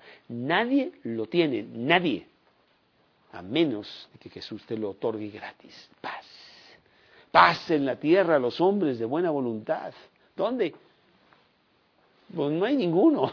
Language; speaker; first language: Spanish; native; Spanish